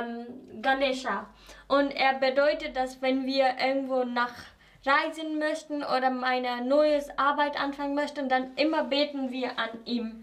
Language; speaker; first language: German; non-native, fluent; Nepali